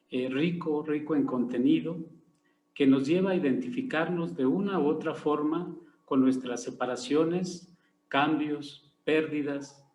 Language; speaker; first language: Spanish; native; Spanish